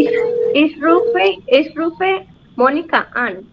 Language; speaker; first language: German; non-native, learner; Spanish